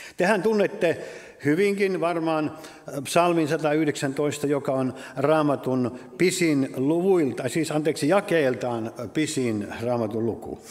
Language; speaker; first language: Finnish; native; Finnish